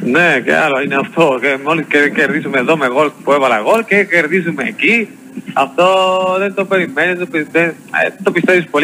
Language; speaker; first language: Greek; non-native, learner; Spanish